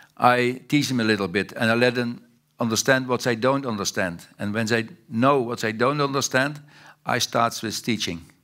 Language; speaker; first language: English; non-native, fluent; Dutch